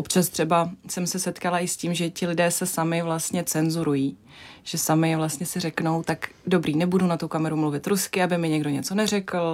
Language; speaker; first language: Czech; non-native, fluent; Russian